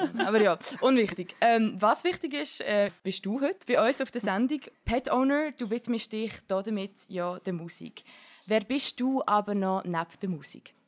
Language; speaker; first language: German; native; German